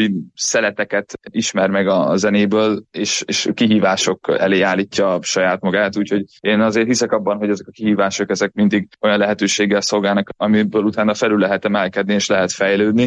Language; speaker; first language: Hungarian; native; Hungarian